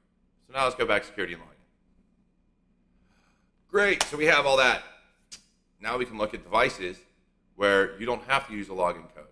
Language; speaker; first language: English; native; English